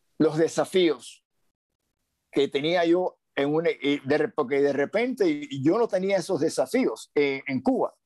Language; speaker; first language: Spanish; native; Spanish